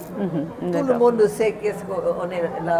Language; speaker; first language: French; non-native, fluent; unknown